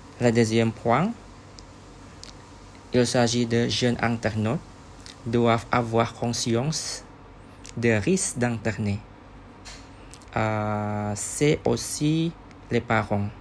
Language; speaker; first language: French; non-native, learner; Indonesian